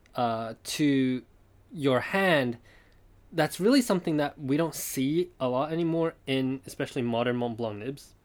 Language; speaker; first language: English; non-native, fluent; Chinese